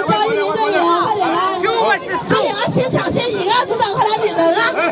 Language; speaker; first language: Chinese; native; Chinese